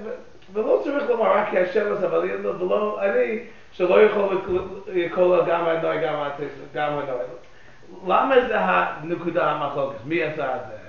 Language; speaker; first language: Hebrew; non-native, learner; English